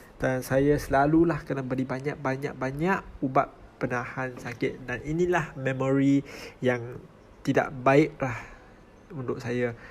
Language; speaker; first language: Malay; non-native, local second language; Chinese